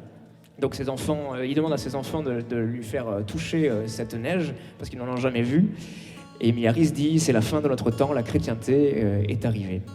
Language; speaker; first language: French; native; French